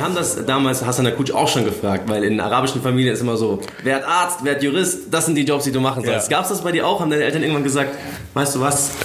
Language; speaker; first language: German; native; German